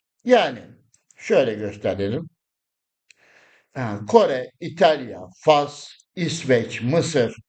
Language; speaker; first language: Turkish; native; Turkish